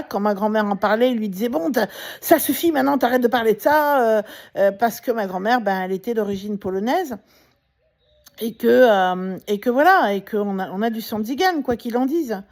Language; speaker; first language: French; native; French